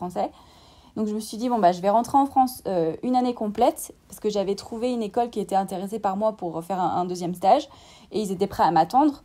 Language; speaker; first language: French; native; French